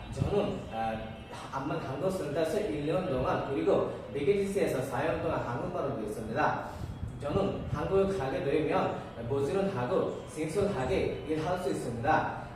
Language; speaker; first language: Korean; non-native, learner; Bangla